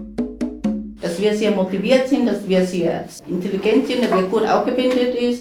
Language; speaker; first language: German; non-native, fluent; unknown